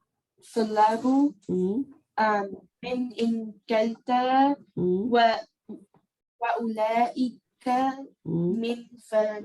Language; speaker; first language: Arabic; non-native, learner; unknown